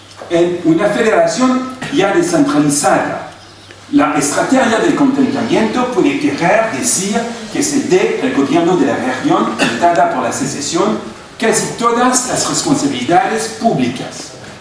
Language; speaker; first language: Spanish; non-native, fluent; French